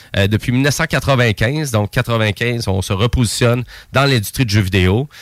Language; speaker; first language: French; native; French